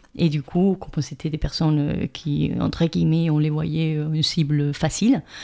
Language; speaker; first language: French; non-native, fluent; Spanish